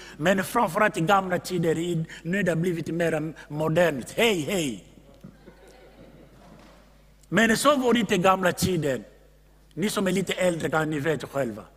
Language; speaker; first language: Swedish; non-native, fluent; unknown